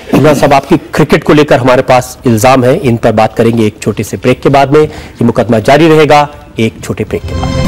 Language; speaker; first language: Hindi; native; Hindi